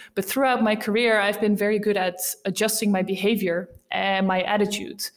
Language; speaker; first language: English; non-native, fluent; Dutch